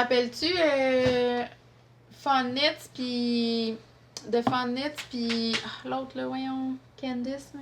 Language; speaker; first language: French; native; French